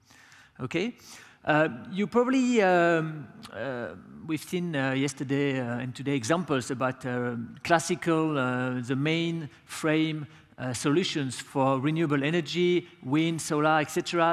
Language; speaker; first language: English; non-native, fluent; French